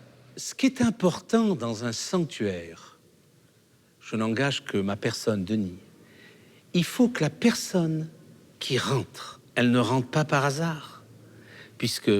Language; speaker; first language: French; native; French